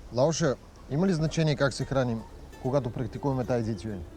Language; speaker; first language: Bulgarian; native; Bulgarian